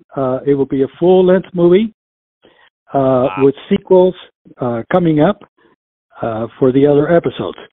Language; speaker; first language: English; early bilingual, other home language; Spanish